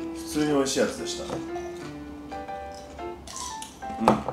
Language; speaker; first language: Japanese; native; Japanese